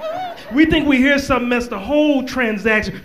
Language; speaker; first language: English; native; English